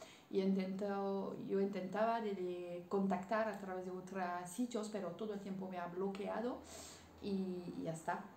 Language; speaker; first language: Spanish; non-native, learner; French